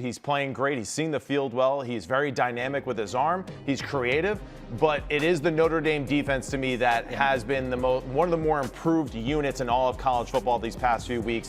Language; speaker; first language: English; native; English